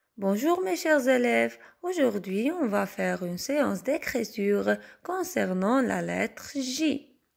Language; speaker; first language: French; non-native, local second language; Arabic